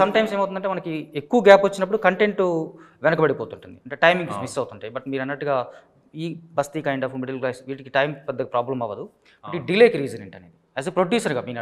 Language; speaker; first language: Telugu; native; Telugu